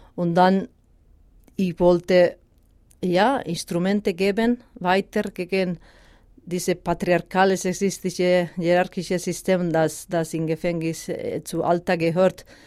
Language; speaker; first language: German; non-native, learner; Basque